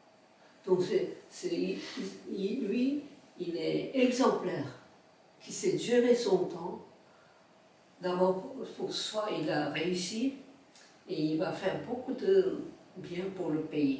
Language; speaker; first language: French; non-native, fluent; Korean